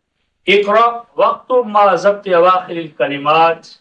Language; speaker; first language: Arabic; non-native, fluent; Urdu